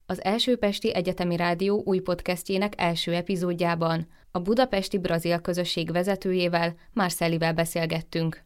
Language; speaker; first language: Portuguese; non-native, fluent; Hungarian